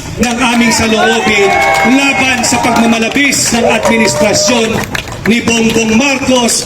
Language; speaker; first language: Filipino; native; Filipino